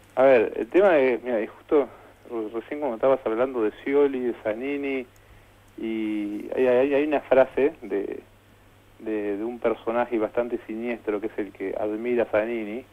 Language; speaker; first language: Spanish; native; Spanish